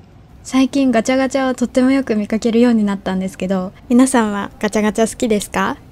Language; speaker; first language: Japanese; native; Japanese